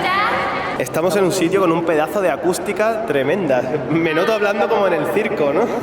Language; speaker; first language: Spanish; native; Spanish